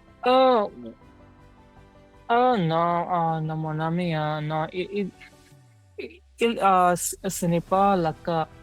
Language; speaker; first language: French; non-native, learner; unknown